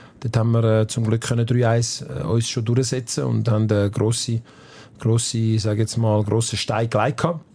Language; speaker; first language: German; early bilingual, other home language; Italian